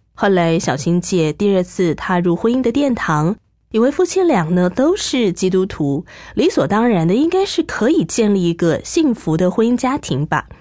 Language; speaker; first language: Chinese; native; Chinese